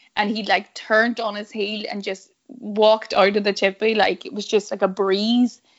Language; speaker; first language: English; native; English